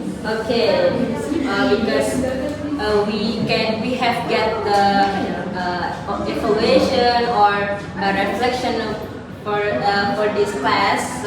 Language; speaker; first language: English; non-native, learner; Indonesian